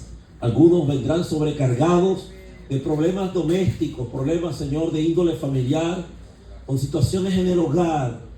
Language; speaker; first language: Spanish; native; Spanish